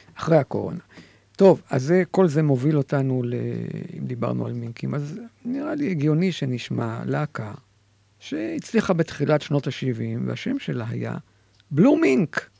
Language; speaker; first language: Hebrew; native; Hebrew